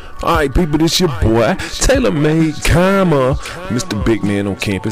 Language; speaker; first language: English; native; English